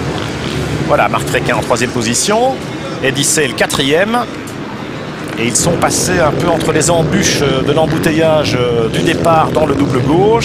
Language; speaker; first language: French; native; French